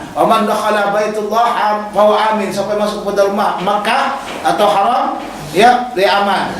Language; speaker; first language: Malay; native; Malay